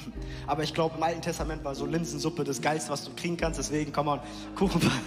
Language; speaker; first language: German; native; German